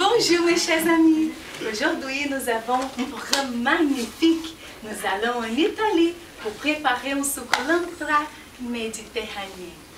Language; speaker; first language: French; non-native, learner; Portuguese